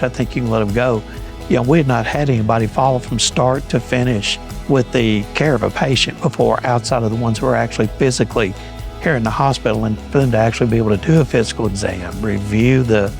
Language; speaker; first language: English; native; English